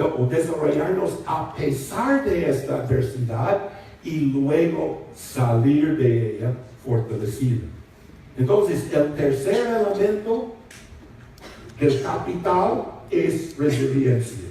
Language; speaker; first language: Spanish; non-native, fluent; English